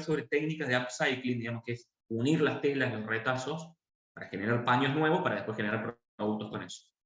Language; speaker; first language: Spanish; native; Spanish